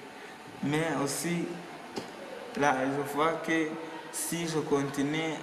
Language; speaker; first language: French; non-native, local second language; Kinyarwanda